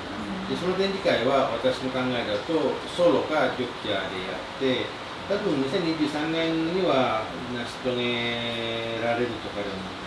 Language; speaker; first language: Japanese; non-native, fluent; Indonesian